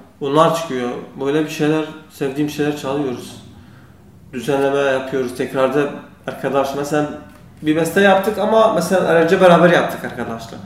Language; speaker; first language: Turkish; non-native, learner; Kurdish